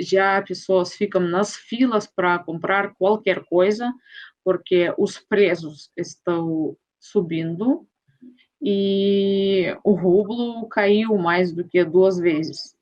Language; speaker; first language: Portuguese; non-native, fluent; Russian